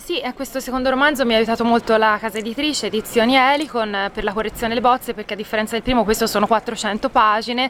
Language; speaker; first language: Italian; native; Italian